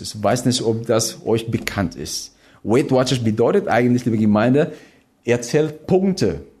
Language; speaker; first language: German; non-native, fluent; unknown